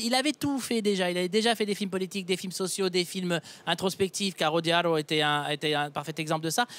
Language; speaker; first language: French; native; French